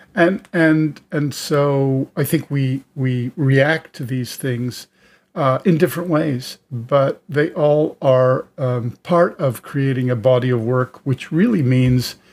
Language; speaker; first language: English; native; English